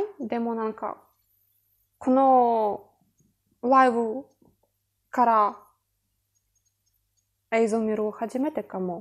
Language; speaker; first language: Japanese; non-native, fluent; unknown